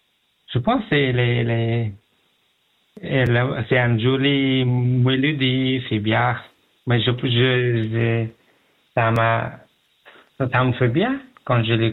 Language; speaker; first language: French; non-native, learner; Pashto